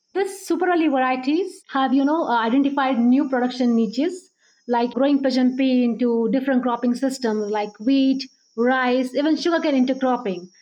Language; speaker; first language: English; non-native, local second language; Marathi